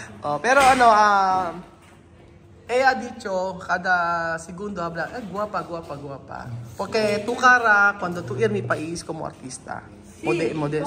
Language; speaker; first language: Spanish; non-native, learner; Filipino